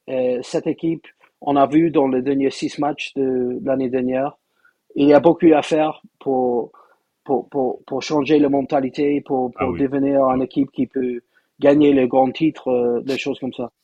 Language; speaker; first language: French; non-native, fluent; English